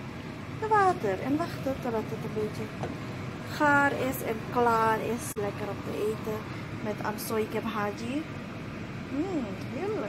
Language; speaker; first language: Dutch; non-native, local second language; Caribbean Hindustani